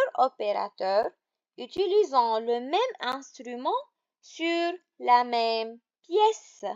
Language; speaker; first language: French; non-native, local second language; Arabic